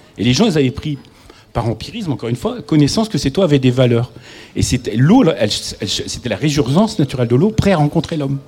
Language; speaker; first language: French; native; French